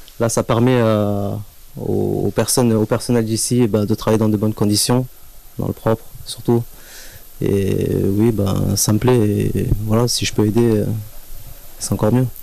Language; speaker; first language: French; native; French